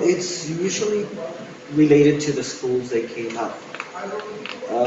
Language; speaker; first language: English; non-native, fluent; Spanish